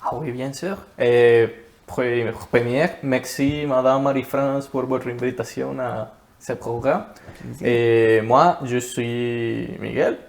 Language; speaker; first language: French; non-native, learner; Spanish